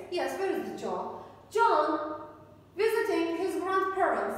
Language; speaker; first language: English; non-native, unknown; Turkish